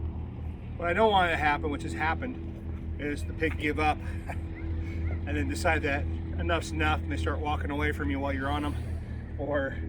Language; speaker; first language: English; native; English